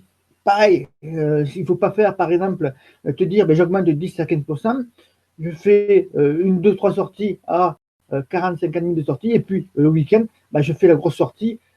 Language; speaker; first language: French; native; French